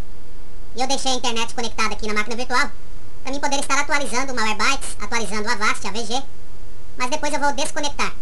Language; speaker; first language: Portuguese; native; Portuguese